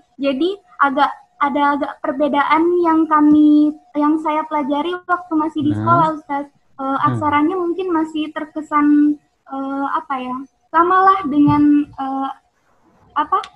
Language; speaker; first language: Indonesian; native; Indonesian